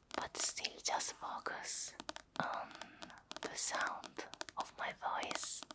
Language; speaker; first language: English; non-native, fluent; Italian